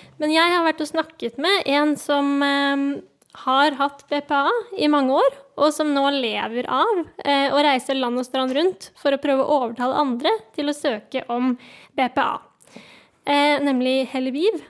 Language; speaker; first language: Norwegian; native; Norwegian